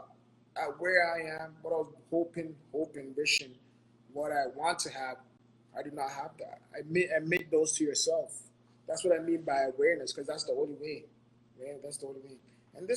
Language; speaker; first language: English; non-native, local second language; Akan